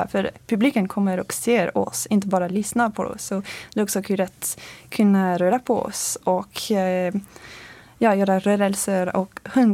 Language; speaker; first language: Swedish; non-native, learner; French